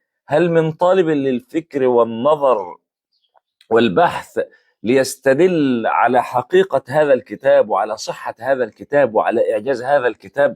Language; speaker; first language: Arabic; native; Arabic